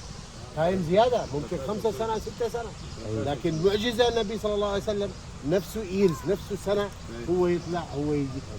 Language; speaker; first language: Arabic; non-native, learner; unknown